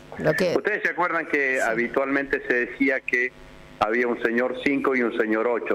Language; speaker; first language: Spanish; native; Spanish